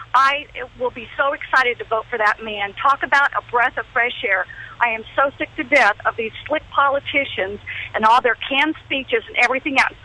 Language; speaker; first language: English; native; English